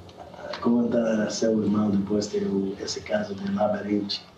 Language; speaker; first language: Portuguese; non-native, fluent; English